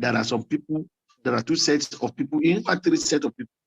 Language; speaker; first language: English; non-native, local second language; Yoruba